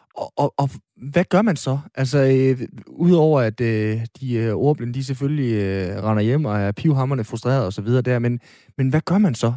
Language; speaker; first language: Danish; native; Danish